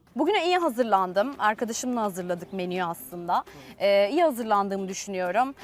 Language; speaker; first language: Turkish; native; Turkish